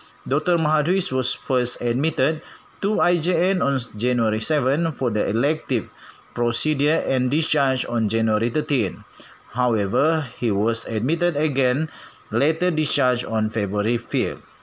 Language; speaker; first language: English; non-native, local second language; Malay